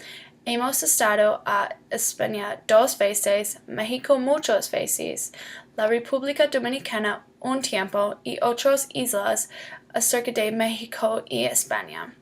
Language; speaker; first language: Spanish; non-native, learner; English